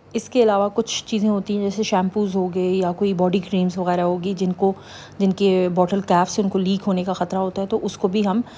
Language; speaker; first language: Urdu; native; Urdu